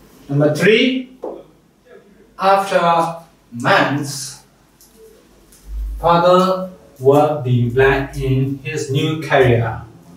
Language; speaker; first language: English; non-native, fluent; Burmese